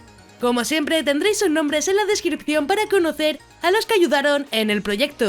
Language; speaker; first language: Spanish; native; Spanish